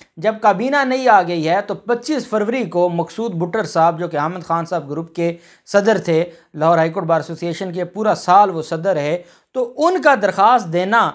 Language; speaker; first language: Urdu; non-native, local second language; Punjabi